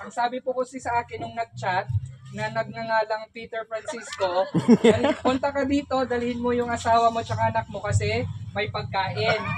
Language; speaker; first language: Filipino; non-native, local second language; Iloko